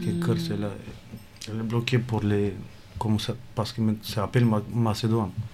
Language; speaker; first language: French; non-native, learner; Romany